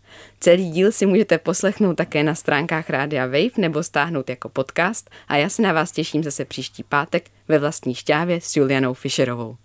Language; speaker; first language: Czech; native; Czech